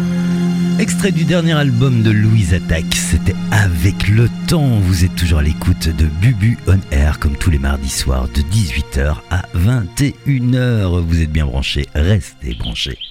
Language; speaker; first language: French; native; French